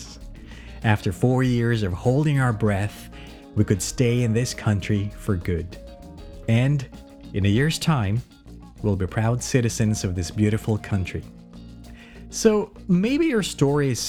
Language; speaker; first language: English; non-native, local second language; Filipino